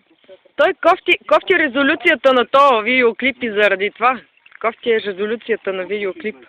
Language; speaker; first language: Bulgarian; native; Bulgarian